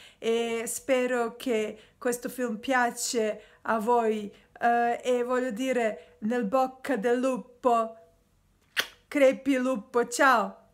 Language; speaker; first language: Italian; non-native, learner; Serbian